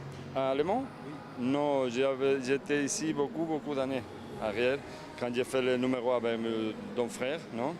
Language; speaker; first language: French; non-native, learner; Spanish